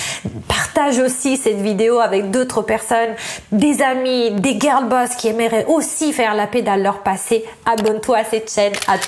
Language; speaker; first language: French; non-native, fluent; Italian